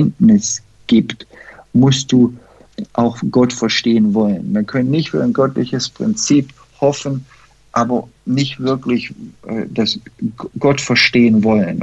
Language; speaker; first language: German; non-native, fluent; English